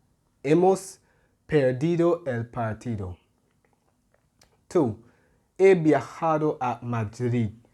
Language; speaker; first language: Spanish; non-native, fluent; English